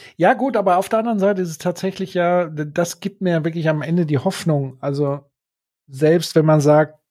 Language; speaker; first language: German; native; German